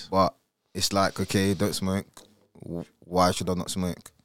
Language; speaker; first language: English; early bilingual, other home language; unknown